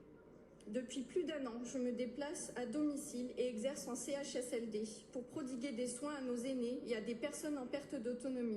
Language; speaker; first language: French; native; French